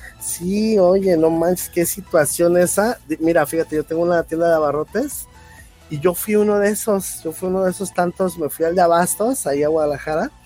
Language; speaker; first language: Spanish; native; Spanish